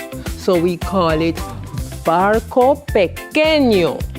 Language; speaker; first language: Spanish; non-native, fluent; English